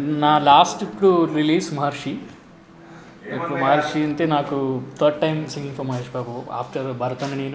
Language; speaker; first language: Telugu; non-native, learner; Malayalam